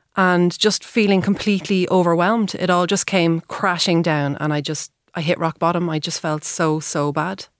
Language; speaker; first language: English; native; English